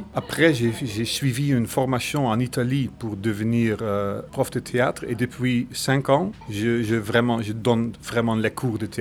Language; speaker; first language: French; non-native, fluent; Dutch